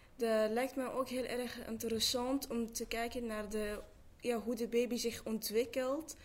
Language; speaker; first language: Dutch; early bilingual, other home language; Arabic